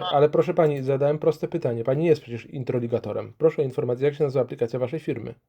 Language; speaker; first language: Polish; native; Polish